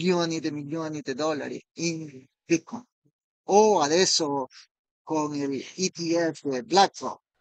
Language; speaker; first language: Italian; non-native, fluent; Spanish